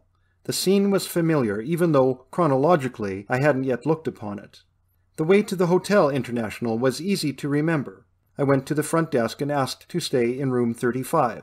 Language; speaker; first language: English; native; English